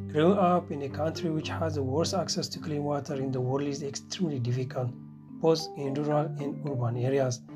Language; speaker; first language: English; non-native, fluent; Tigrinya